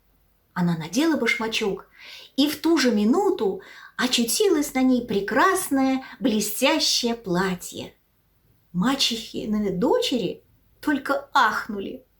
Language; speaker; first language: Russian; native; Russian